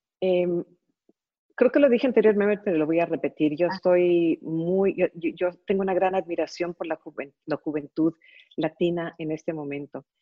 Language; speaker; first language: Spanish; early bilingual, heritage; Spanish